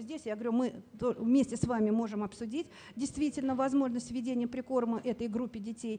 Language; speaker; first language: Russian; native; Russian